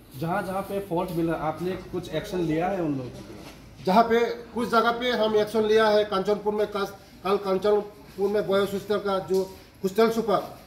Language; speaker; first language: Hindi; non-native, local second language; Kok Borok